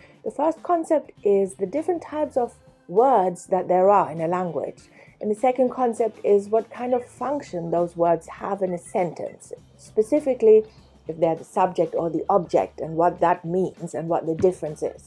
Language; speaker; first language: English; native; English